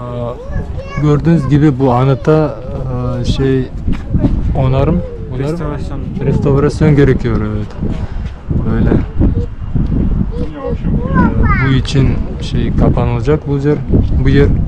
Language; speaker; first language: Turkish; non-native, learner; Bashkir